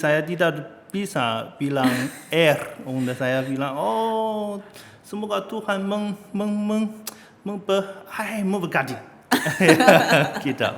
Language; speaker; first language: Indonesian; non-native, learner; Chinese